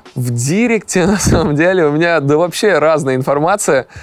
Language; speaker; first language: Russian; native; Russian